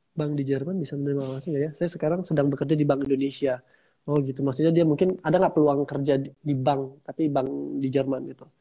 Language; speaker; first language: Indonesian; native; Indonesian